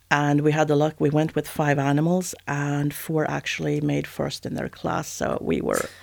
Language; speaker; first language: English; non-native, fluent; Swedish